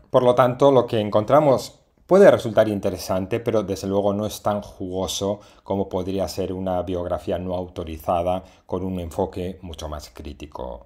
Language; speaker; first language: Spanish; native; Spanish